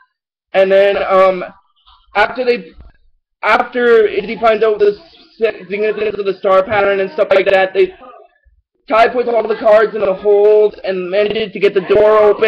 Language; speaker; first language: English; native; English